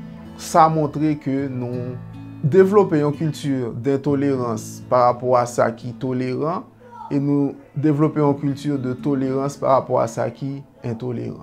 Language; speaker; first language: French; non-native, learner; Haitian Creole